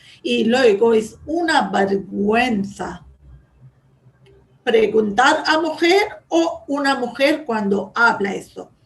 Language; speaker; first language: Spanish; non-native, fluent; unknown